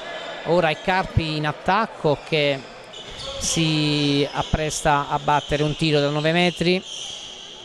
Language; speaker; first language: Italian; native; Italian